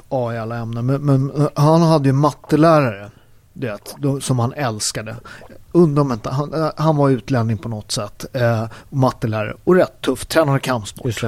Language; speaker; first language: Swedish; early bilingual, other home language; Italian